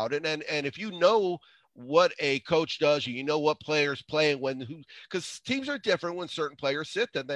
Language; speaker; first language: English; native; English